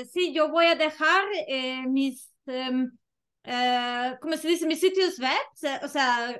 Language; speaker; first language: Spanish; non-native, fluent; Serbian